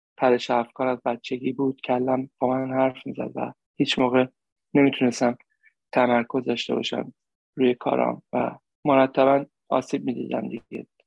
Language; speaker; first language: Persian; native; Persian